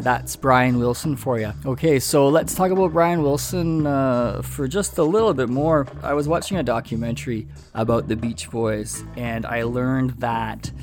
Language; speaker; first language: English; native; English